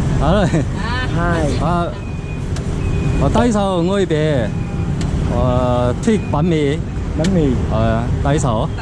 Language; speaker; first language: Vietnamese; non-native, learner; Korean